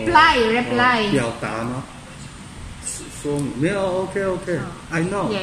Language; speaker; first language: English; non-native, learner; Chinese